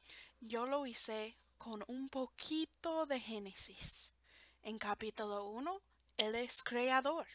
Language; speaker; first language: Spanish; non-native, fluent; English